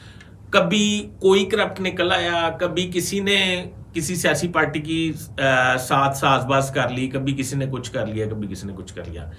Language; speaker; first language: Urdu; native; Urdu